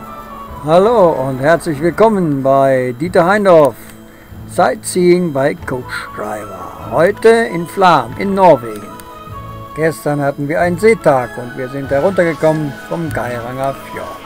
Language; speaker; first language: German; native; German